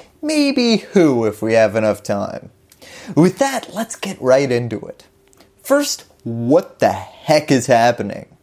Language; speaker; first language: English; native; English